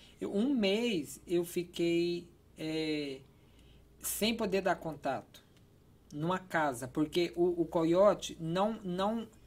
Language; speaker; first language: Portuguese; native; Portuguese